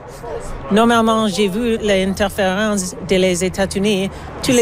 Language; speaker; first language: French; non-native, learner; English